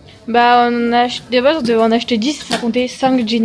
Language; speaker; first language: French; native; French